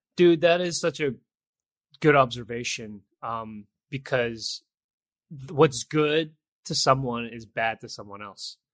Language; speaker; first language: English; early bilingual, other home language; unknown